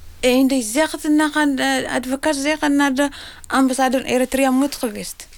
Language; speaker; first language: Dutch; non-native, learner; Tigrinya